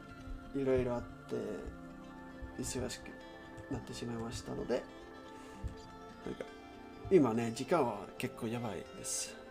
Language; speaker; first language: Japanese; non-native, learner; Spanish